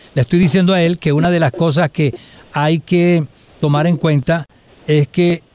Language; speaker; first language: Spanish; native; Spanish